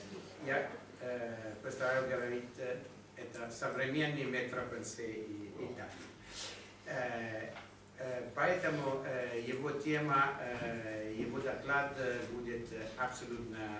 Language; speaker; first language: Russian; non-native, fluent; Italian